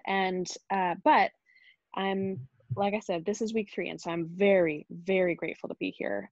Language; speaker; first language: English; native; English